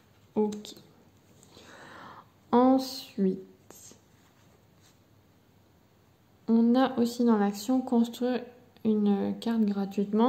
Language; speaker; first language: French; native; French